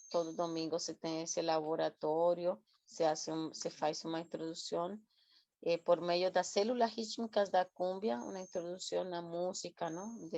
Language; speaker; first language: Portuguese; non-native, fluent; Spanish